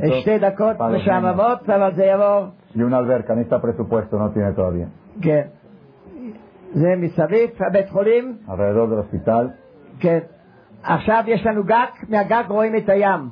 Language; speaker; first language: Hebrew; non-native, fluent; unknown